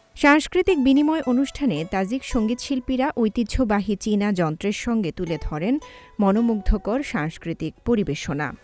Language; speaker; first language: Bangla; native; Bangla